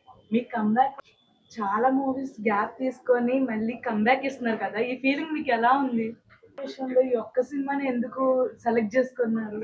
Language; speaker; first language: Telugu; native; Telugu